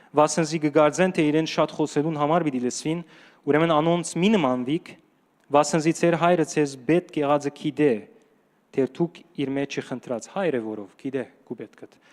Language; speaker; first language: Armenian; early bilingual, heritage; Armenian